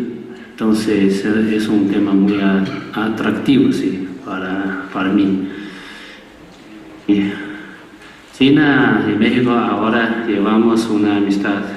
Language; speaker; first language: Spanish; non-native, learner; Chinese